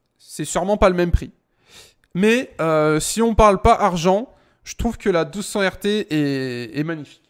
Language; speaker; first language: French; native; French